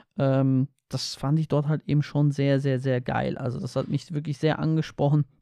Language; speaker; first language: German; early bilingual, other home language; Polish